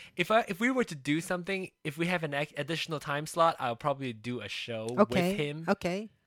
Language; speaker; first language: English; non-native, fluent; Japanese